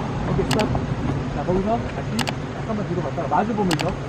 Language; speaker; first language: Korean; native; Korean